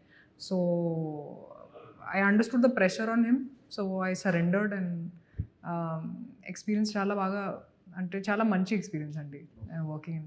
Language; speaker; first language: Telugu; non-native, local second language; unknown